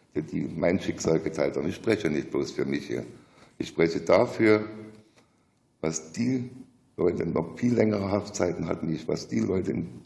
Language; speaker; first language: German; native; German